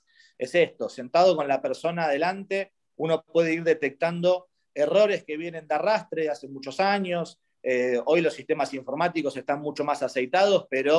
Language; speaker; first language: Spanish; native; Spanish